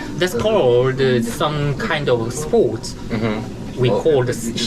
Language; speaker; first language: English; non-native, learner; Korean